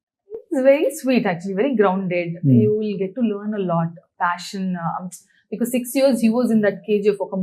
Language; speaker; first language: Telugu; non-native, local second language; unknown